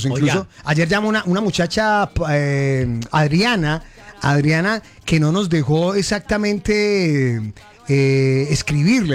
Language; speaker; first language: Spanish; native; Spanish